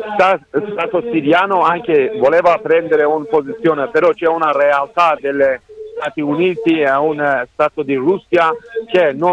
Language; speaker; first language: Italian; non-native, learner; Kurdish